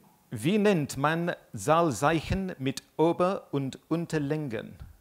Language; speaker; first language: German; non-native, learner; English